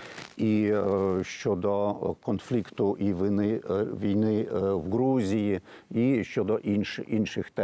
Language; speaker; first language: Ukrainian; non-native, fluent; Lithuanian